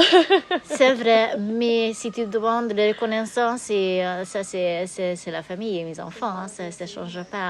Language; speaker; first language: French; non-native, fluent; Hungarian